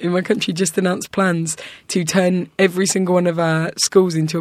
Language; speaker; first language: English; native; English